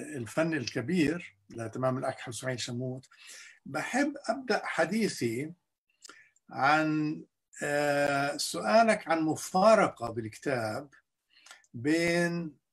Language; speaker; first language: Arabic; native; Arabic